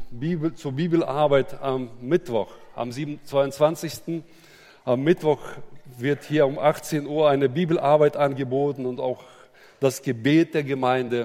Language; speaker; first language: German; native; German